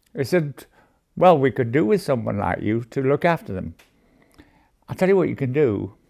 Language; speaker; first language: English; native; English